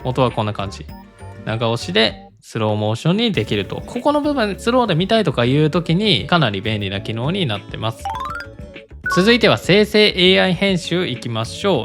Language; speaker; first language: Japanese; native; Japanese